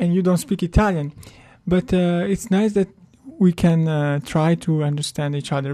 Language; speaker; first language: English; non-native, learner; Italian